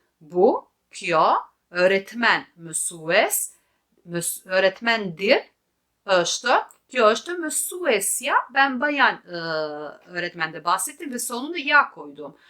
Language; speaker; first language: Turkish; non-native, fluent; Albanian